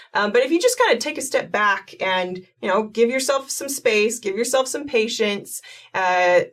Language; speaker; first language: English; native; English